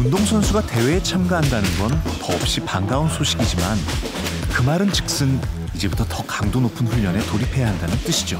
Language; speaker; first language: Korean; native; Korean